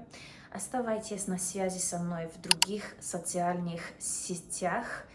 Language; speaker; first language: Russian; non-native, fluent; English